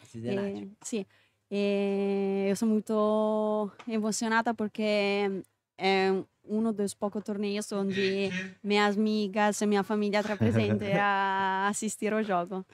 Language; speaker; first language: Portuguese; non-native, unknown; Italian